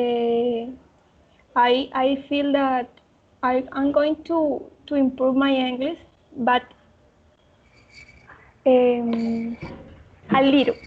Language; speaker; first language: English; non-native, learner; Spanish